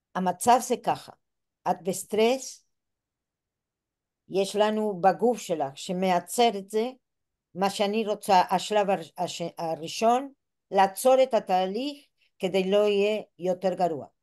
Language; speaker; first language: Hebrew; non-native, fluent; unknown